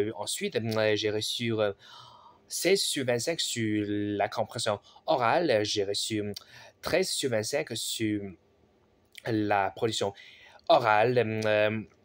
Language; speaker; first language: French; non-native, fluent; Chinese